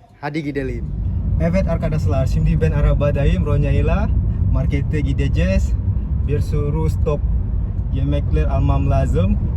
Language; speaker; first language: Turkish; non-native, fluent; Indonesian